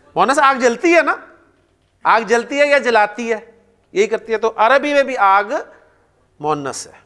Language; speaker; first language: Urdu; native; Urdu